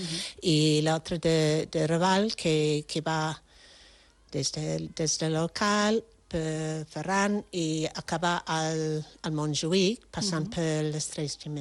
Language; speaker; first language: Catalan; non-native, fluent; French